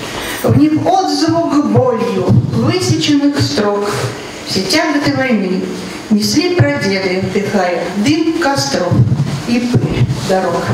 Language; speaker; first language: Russian; native; Russian